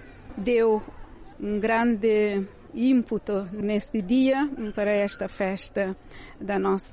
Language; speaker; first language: Portuguese; non-native, local second language; Kabuverdianu